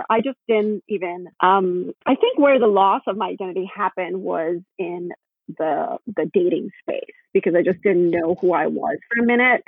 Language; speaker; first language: English; non-native, local second language; Gujarati